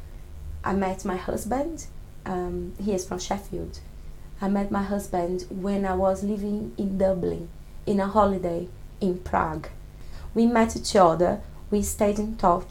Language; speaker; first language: English; non-native, fluent; Portuguese